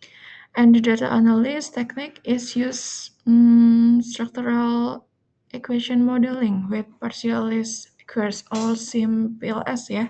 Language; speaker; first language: English; non-native, learner; Indonesian